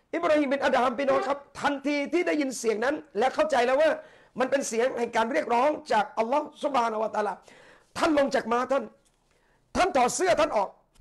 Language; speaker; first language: Thai; non-native, local second language; Malay